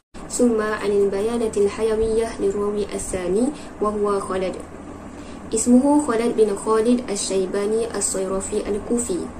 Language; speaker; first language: Arabic; non-native, learner; Malay